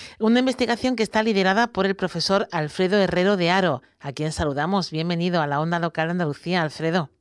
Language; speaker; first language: Spanish; native; Spanish